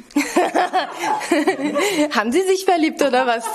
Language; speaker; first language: German; non-native, fluent; French